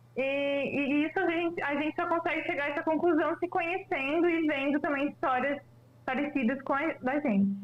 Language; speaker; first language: Portuguese; native; Portuguese